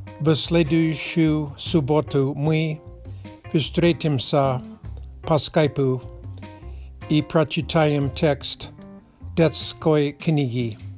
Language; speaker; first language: Russian; non-native, learner; Czech